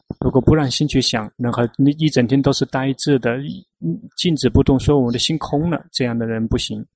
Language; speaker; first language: Chinese; non-native, fluent; Thai